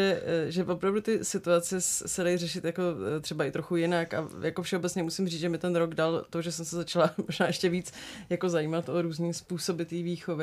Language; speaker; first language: Czech; native; Czech